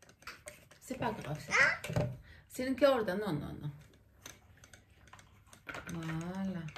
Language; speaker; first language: French; early bilingual, other home language; Turkish